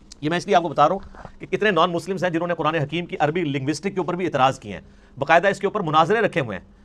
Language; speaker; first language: Urdu; non-native, local second language; Punjabi